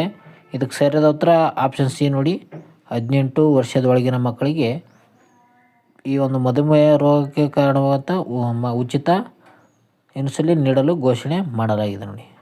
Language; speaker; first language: Kannada; native; Kannada